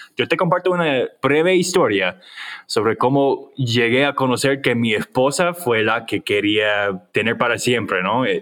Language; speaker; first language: Spanish; non-native, fluent; English